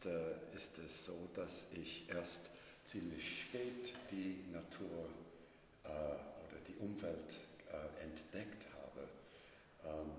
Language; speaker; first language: German; non-native, fluent; English